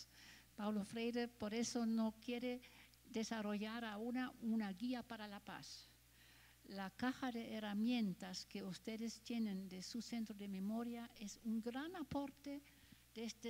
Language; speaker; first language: Spanish; non-native, fluent; German